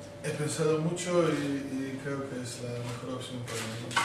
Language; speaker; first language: Spanish; non-native, fluent; Croatian